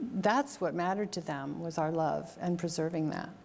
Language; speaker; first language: English; native; English